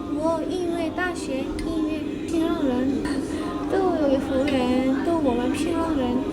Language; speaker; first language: Chinese; non-native, local second language; Korean